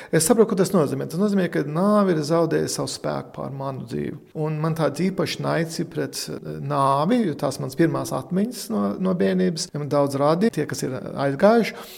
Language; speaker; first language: Latvian; early bilingual, heritage; Latvian